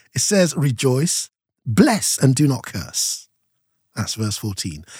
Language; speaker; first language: English; non-native, local second language; Yoruba